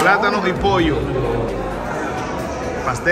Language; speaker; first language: Spanish; native; Spanish